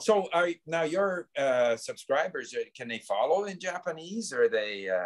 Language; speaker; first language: English; native; English